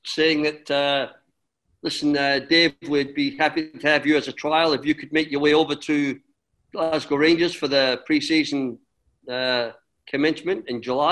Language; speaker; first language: English; native; English